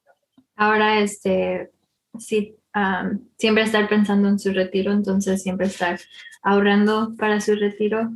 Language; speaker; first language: Spanish; early bilingual, heritage; Spanish